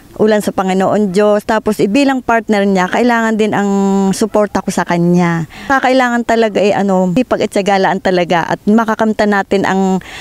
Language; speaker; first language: Filipino; native; Filipino